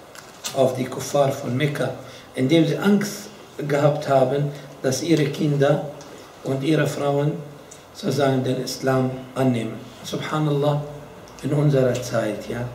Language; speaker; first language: German; non-native, fluent; Arabic